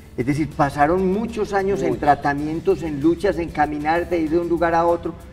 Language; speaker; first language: Spanish; native; Spanish